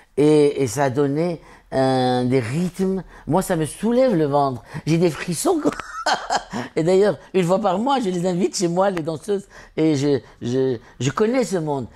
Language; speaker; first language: French; non-native, local second language; Arabic